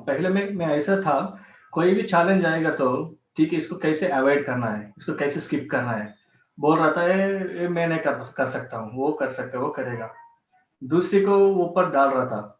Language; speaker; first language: Hindi; non-native, local second language; Telugu